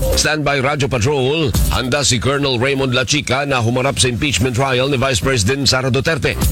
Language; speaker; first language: Filipino; native; Filipino